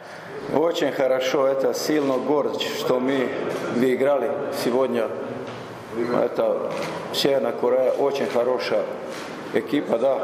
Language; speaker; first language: Russian; non-native, learner; Croatian